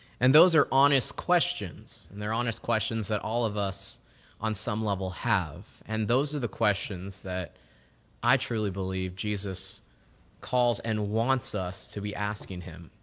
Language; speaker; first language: English; native; English